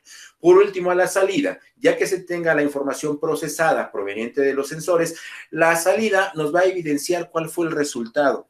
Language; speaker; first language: Spanish; native; Spanish